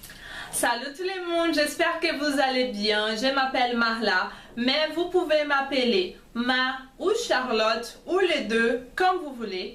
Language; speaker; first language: French; non-native, fluent; Portuguese